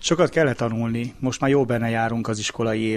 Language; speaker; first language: Hungarian; native; Hungarian